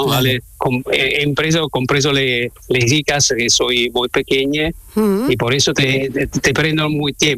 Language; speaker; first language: Spanish; non-native, learner; Italian